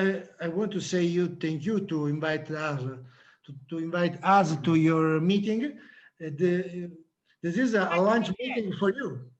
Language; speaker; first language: English; non-native, learner; Italian